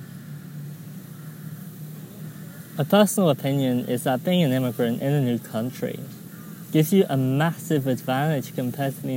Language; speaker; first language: English; native; English